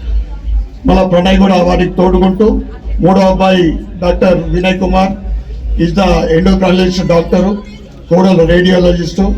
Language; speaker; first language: Telugu; native; Telugu